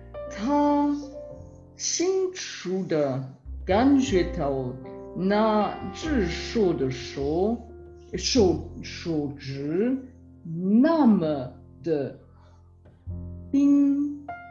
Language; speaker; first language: Chinese; non-native, learner; French